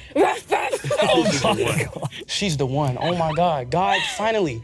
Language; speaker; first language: English; native; English